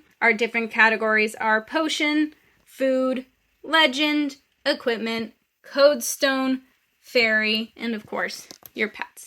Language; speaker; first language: English; native; English